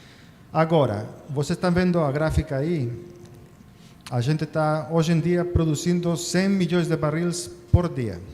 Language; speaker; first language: Portuguese; non-native, fluent; Spanish